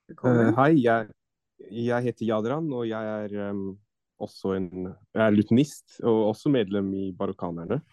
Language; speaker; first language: Norwegian; non-native, fluent; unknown